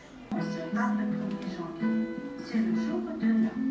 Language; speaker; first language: French; non-native, learner; Uzbek